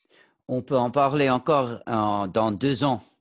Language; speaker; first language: French; non-native, fluent; English